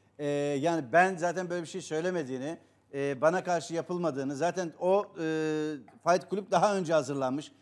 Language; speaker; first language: Turkish; native; Turkish